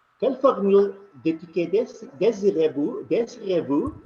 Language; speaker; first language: French; non-native, learner; Spanish